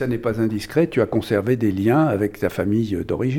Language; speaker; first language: French; native; French